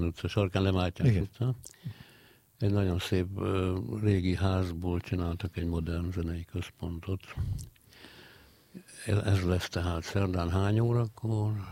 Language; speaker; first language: Hungarian; native; Hungarian